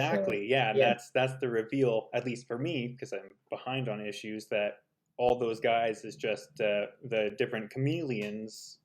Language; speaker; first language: English; native; English